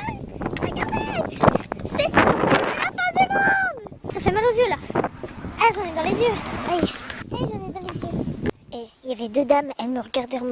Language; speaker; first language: French; native; French